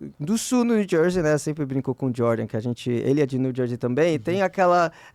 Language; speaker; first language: Portuguese; early bilingual, heritage; Portuguese